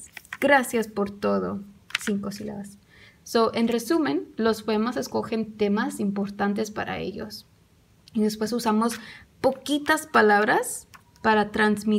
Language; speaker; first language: Spanish; early bilingual, heritage; English